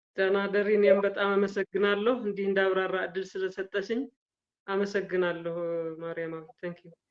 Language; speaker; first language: Amharic; non-native, local second language; Tigrinya